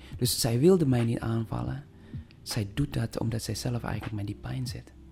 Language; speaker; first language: Dutch; non-native, fluent; Indonesian